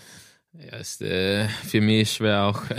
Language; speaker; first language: German; non-native, learner; Danish